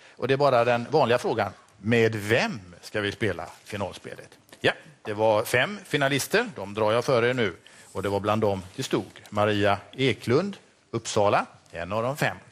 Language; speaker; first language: Swedish; native; Swedish